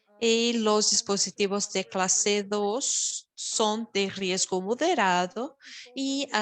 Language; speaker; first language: Spanish; non-native, fluent; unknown